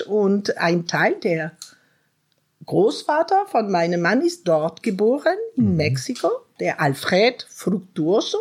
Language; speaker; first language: German; non-native, fluent; French